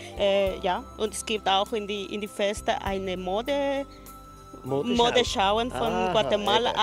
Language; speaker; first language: German; non-native, learner; Spanish